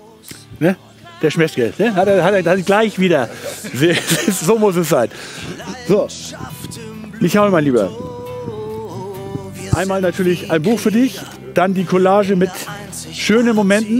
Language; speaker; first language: German; native; German